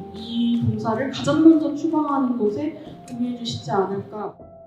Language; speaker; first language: Korean; native; Korean